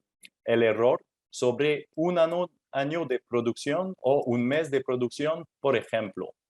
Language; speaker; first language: Spanish; non-native, fluent; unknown